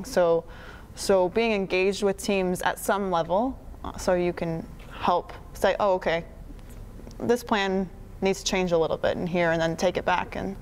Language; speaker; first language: English; native; English